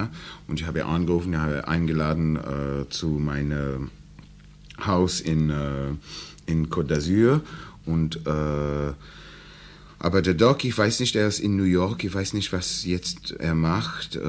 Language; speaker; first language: German; non-native, learner; English